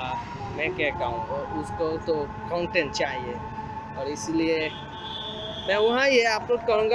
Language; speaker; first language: Hindi; non-native, learner; Bangla